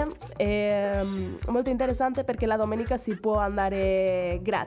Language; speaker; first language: Italian; non-native, fluent; Spanish